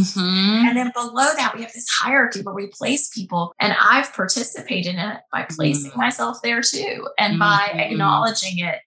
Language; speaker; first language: English; native; English